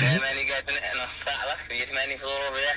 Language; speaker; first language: Arabic; native; Arabic